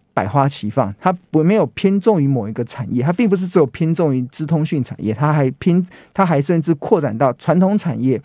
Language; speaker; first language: Chinese; native; Chinese